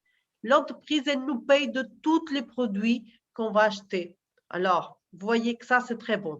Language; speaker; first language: French; non-native, fluent; Portuguese